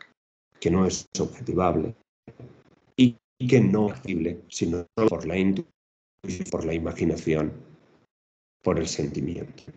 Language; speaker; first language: Spanish; native; Spanish